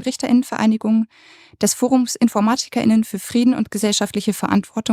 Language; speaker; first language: German; native; German